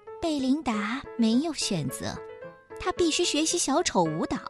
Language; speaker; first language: Chinese; native; Chinese